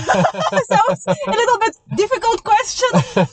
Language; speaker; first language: English; non-native, fluent; Russian